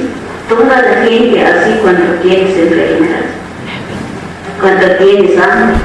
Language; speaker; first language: Spanish; non-native, local second language; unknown